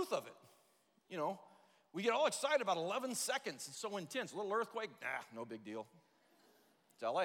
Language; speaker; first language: English; native; English